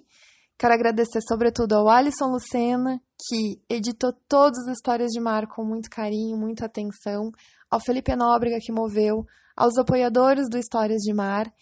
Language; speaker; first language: Portuguese; native; Portuguese